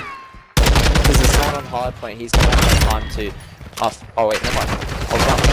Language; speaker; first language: English; native; English